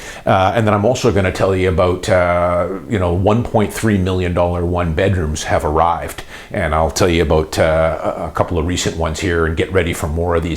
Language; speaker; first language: English; native; English